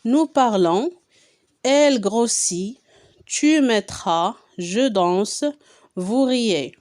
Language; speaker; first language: French; non-native, local second language; Arabic